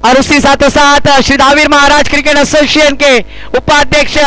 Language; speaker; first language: Hindi; non-native, local second language; Marathi